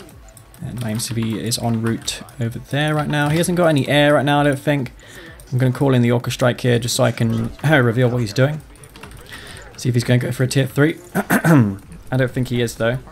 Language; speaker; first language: English; native; English